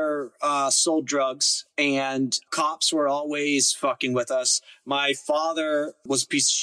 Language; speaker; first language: English; native; English